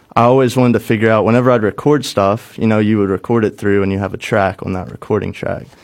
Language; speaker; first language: English; native; English